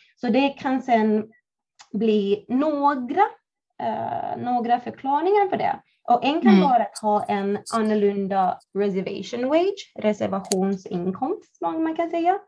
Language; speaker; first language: Swedish; non-native, fluent; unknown